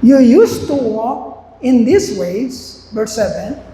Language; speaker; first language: English; non-native, local second language; Filipino